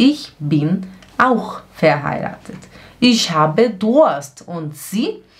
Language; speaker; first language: German; non-native, fluent; Portuguese